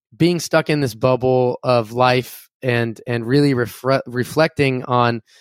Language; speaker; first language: English; native; English